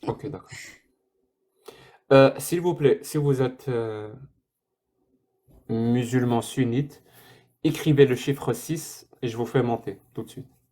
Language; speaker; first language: French; native; French